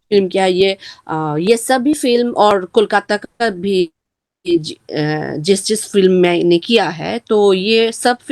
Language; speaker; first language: Hindi; non-native, learner; Bangla